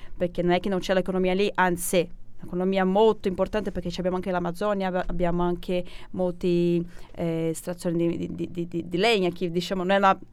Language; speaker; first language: Italian; non-native, fluent; Portuguese